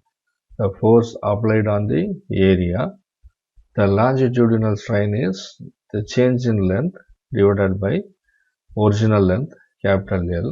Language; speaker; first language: English; non-native, local second language; Tamil